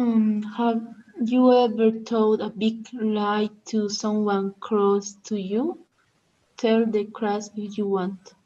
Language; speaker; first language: English; non-native, learner; Spanish